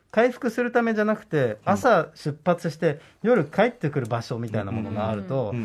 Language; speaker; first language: Japanese; non-native, fluent; Dutch